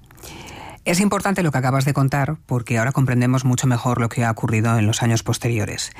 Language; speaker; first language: Spanish; native; Spanish